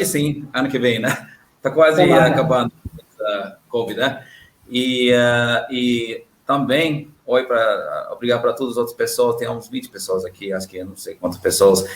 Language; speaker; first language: Portuguese; non-native, learner; English